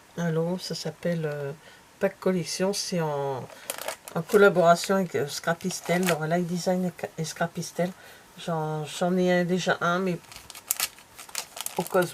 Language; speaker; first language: French; native; French